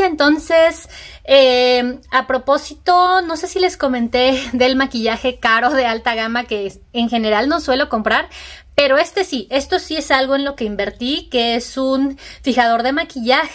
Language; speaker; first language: Spanish; native; Spanish